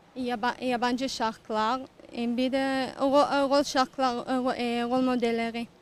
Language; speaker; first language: Turkish; non-native, fluent; Hebrew